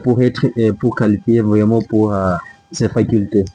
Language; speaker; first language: French; non-native, learner; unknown